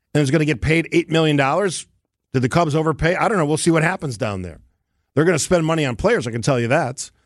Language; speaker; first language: English; native; English